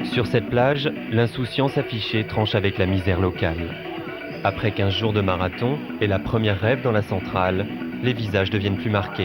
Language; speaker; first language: French; native; French